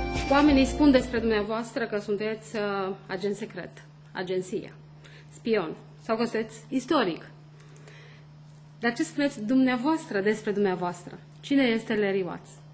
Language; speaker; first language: Romanian; native; Romanian